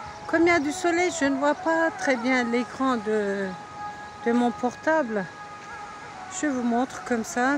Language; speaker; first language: French; non-native, fluent; Turkish